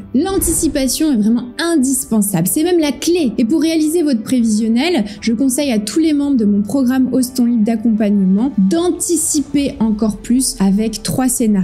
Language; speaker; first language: French; native; French